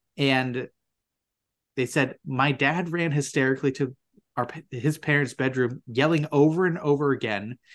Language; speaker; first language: English; native; English